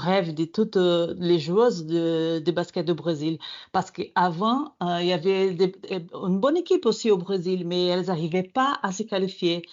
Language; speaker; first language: French; non-native, fluent; Portuguese